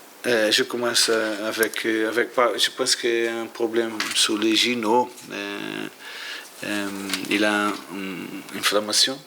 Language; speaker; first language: French; non-native, learner; Portuguese